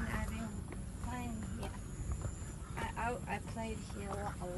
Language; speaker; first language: English; non-native, fluent; Japanese